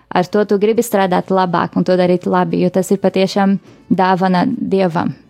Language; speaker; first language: Latvian; non-native, fluent; Portuguese